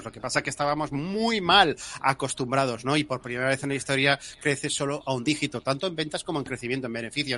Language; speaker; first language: Spanish; native; Spanish